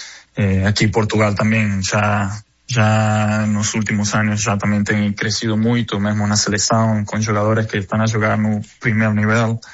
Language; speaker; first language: Portuguese; non-native, fluent; Spanish